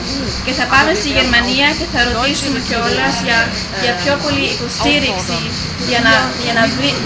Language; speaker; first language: Greek; early bilingual, heritage; Greek